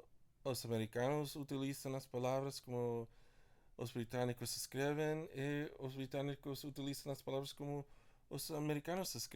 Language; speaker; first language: Portuguese; non-native, learner; English